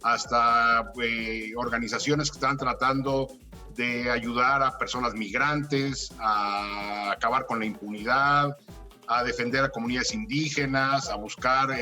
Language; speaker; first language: Spanish; native; Spanish